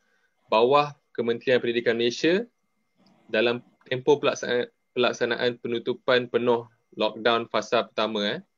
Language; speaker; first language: Malay; native; Malay